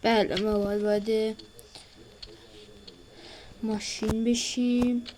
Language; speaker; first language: Persian; native; Persian